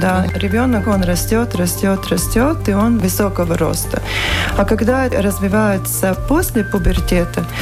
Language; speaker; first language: Russian; non-native, local second language; Latvian